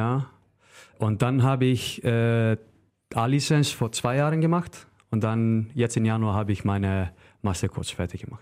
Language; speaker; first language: German; non-native, learner; Icelandic